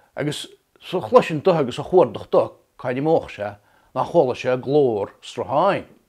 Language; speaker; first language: Irish; native; Irish